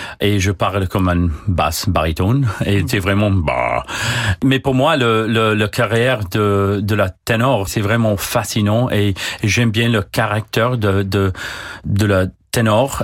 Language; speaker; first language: French; non-native, learner; English